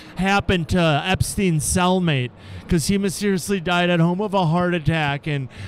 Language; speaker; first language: English; native; English